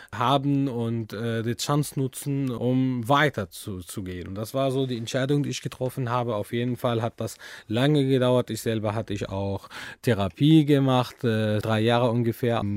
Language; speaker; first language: German; non-native, fluent; Arabic